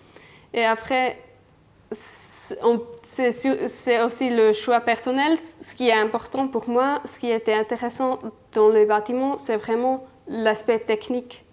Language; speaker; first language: French; non-native, local second language; German